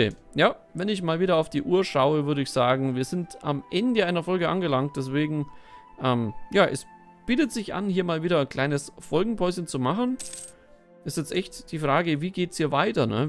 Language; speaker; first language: German; native; German